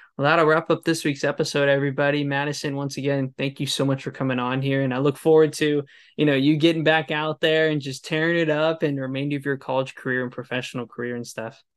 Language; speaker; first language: English; native; English